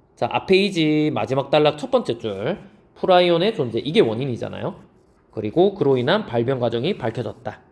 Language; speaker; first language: Korean; native; Korean